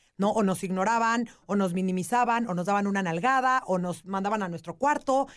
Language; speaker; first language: Spanish; native; Spanish